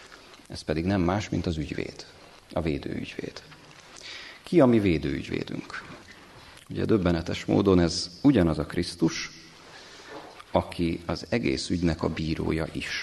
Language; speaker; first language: Hungarian; native; Hungarian